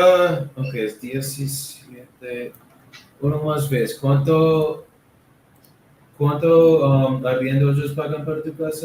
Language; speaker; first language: Spanish; non-native, learner; English